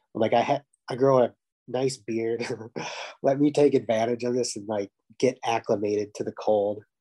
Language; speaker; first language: English; native; English